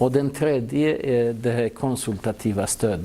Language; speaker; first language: Swedish; non-native, fluent; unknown